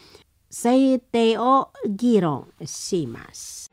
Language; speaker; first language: Japanese; non-native, learner; Indonesian